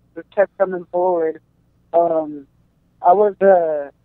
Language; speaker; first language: English; native; English